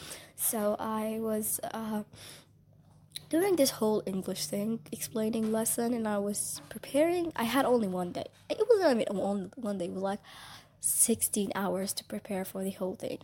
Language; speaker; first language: English; non-native, fluent; Somali